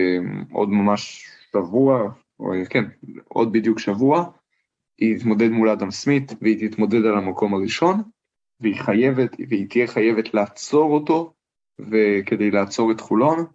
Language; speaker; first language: Hebrew; native; Hebrew